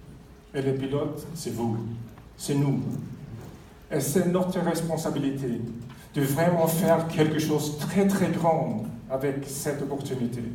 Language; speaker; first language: French; non-native, fluent; Swedish